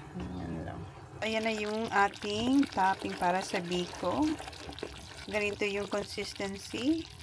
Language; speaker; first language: Filipino; non-native, local second language; Bikol